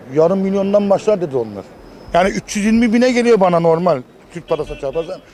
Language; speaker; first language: Turkish; early bilingual, heritage; Turkish